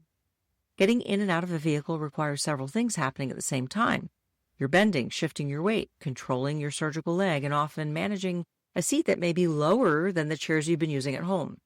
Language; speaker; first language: English; native; English